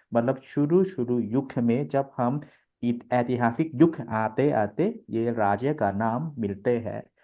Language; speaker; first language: Hindi; non-native, fluent; Thai